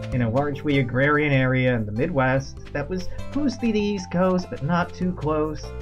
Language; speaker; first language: English; native; English